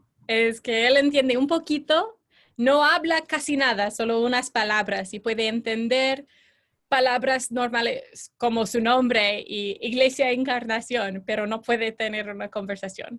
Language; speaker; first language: Spanish; non-native, fluent; English